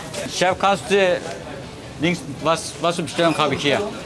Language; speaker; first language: German; non-native, learner; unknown